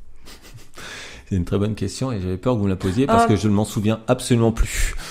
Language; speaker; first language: French; native; French